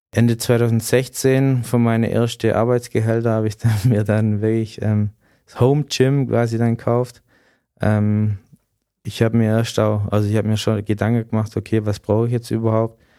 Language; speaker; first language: German; native; German